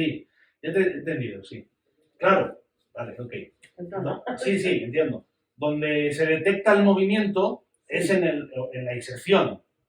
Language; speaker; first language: Spanish; native; Spanish